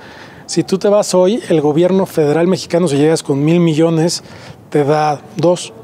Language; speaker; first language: Spanish; native; Spanish